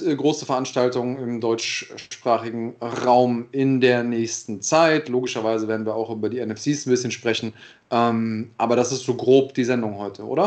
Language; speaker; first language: German; native; German